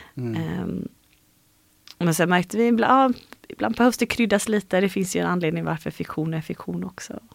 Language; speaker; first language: Swedish; native; Swedish